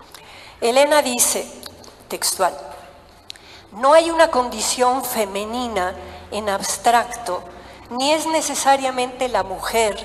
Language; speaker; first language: Spanish; native; Spanish